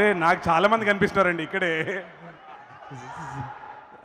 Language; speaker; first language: Telugu; native; Telugu